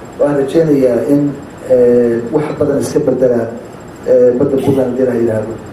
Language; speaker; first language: Somali; native; Somali